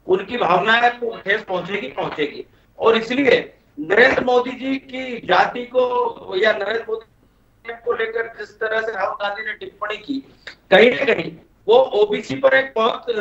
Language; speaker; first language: Hindi; native; Hindi